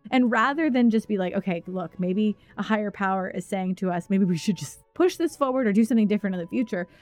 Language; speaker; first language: English; native; English